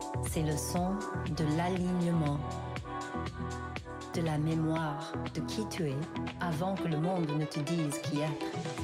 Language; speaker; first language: French; non-native, fluent; English